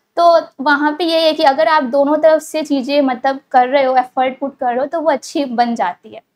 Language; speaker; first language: Hindi; native; Hindi